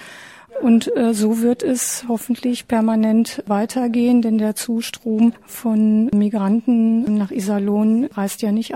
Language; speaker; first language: German; native; German